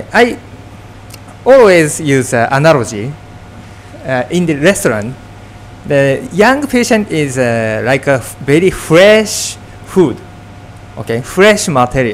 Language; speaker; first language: English; non-native, fluent; Japanese